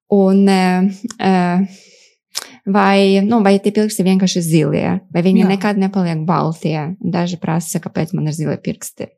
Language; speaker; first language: Latvian; non-native, local second language; Russian